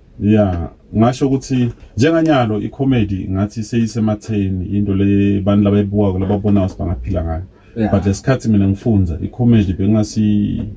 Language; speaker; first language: Zulu; non-native, local second language; Swati